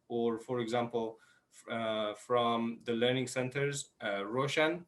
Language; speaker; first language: English; non-native, fluent; Persian